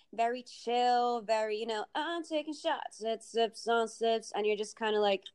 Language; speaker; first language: English; early bilingual, other home language; Italian